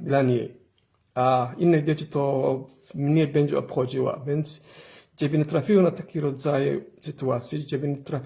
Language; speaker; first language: Polish; non-native, fluent; Somali